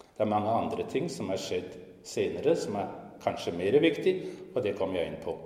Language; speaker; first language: Norwegian; native; Norwegian